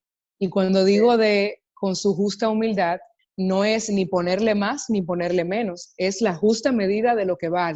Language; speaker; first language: Spanish; native; Spanish